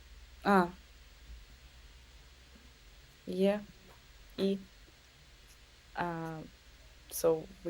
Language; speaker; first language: English; non-native, learner; Russian